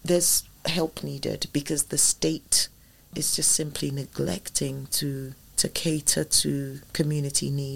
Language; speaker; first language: English; non-native, local second language; Yoruba